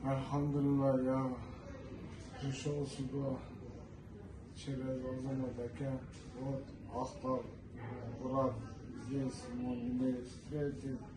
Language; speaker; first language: Russian; non-native, local second language; Kyrgyz